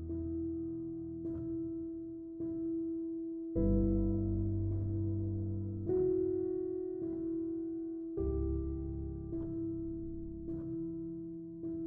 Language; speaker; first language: English; non-native, learner; Persian